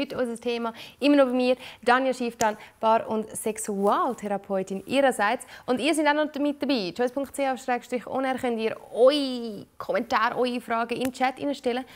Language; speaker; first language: German; native; German